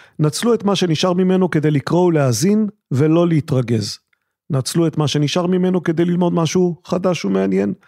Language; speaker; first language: Hebrew; native; Hebrew